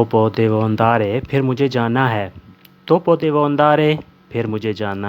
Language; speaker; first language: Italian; non-native, learner; Urdu